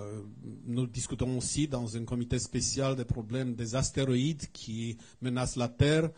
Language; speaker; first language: French; non-native, fluent; Romanian